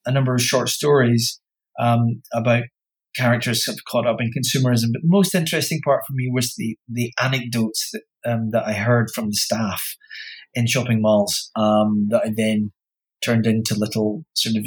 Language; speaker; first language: English; native; English